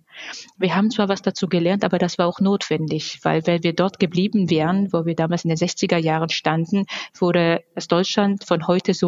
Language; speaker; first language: German; non-native, fluent; Georgian